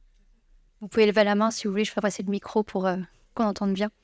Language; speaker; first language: French; native; French